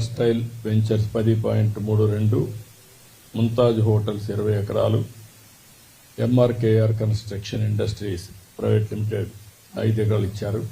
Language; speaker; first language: Telugu; native; Telugu